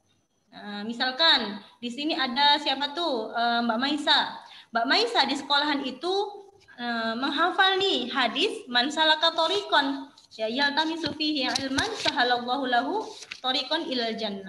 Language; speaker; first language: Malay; non-native, local second language; Javanese